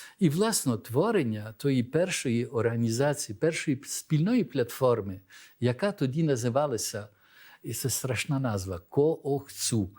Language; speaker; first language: Ukrainian; early bilingual, heritage; Ukrainian